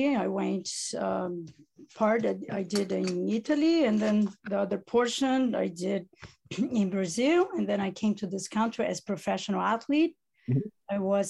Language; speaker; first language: English; non-native, fluent; Italian